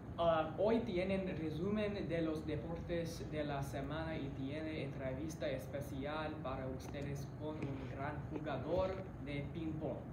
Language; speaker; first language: Spanish; non-native, learner; English